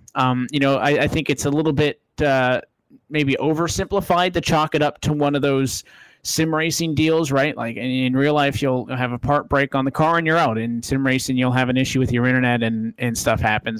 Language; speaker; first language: English; native; English